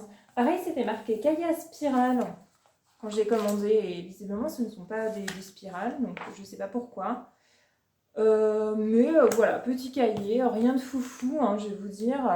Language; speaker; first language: French; native; French